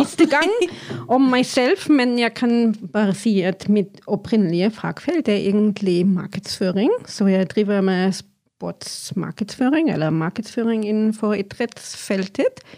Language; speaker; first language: Norwegian; non-native, fluent; German